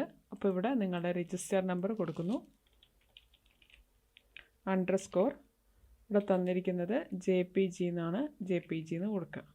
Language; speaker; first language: Malayalam; native; Malayalam